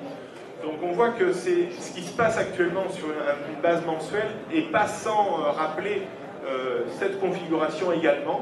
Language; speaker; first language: French; native; French